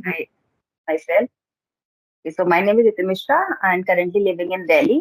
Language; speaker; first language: English; non-native, learner; Hindi